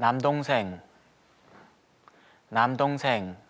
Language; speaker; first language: Korean; non-native, learner; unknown